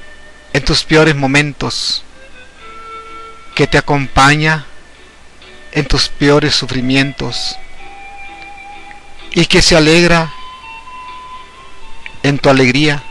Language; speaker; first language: Spanish; native; Spanish